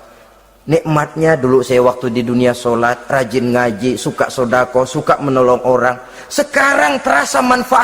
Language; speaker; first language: Indonesian; native; Indonesian